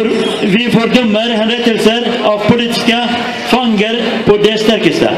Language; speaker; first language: Norwegian; non-native, fluent; Kurdish